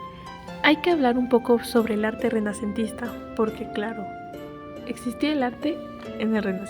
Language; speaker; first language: Spanish; native; Spanish